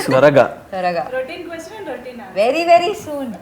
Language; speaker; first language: Telugu; non-native, learner; Tamil